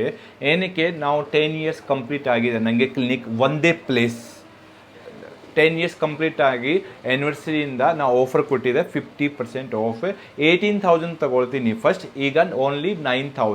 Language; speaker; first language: Kannada; non-native, local second language; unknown